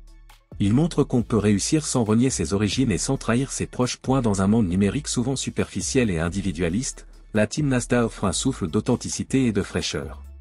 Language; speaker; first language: French; native; French